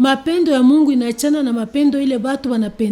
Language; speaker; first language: Swahili; native; Swahili